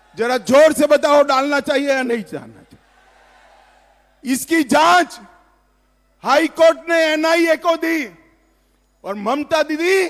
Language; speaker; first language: Hindi; non-native, local second language; Gujarati